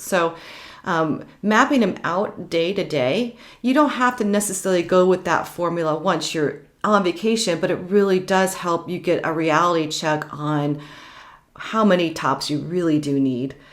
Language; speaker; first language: English; native; English